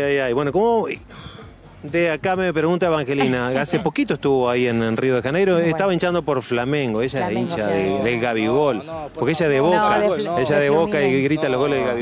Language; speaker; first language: Spanish; native; Spanish